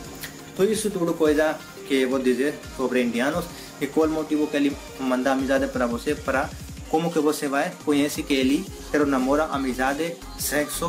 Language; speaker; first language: Portuguese; non-native, learner; Hindi